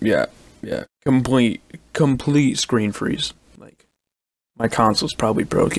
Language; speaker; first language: English; native; English